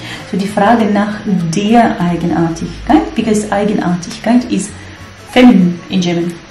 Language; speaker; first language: German; non-native, fluent; Russian